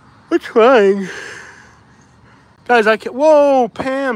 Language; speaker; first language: English; early bilingual, other home language; Spanish